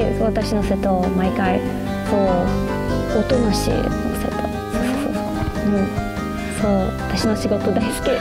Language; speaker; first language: Japanese; non-native, learner; English